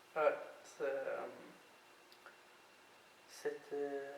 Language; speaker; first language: French; non-native, learner; Norwegian